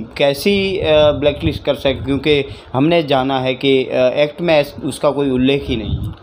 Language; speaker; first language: Hindi; native; Hindi